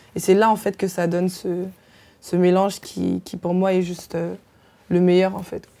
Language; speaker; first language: French; native; French